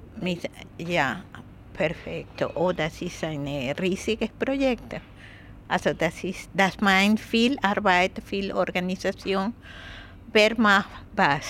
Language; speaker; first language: German; non-native, learner; Spanish